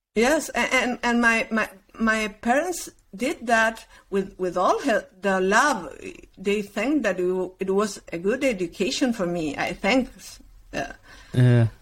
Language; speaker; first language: English; non-native, learner; Spanish